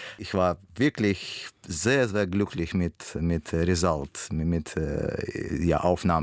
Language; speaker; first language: German; non-native, learner; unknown